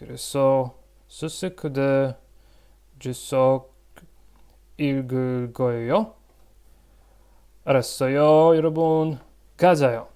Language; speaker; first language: Korean; non-native, learner; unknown